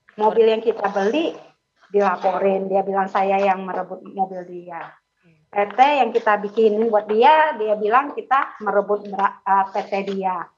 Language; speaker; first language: Indonesian; native; Indonesian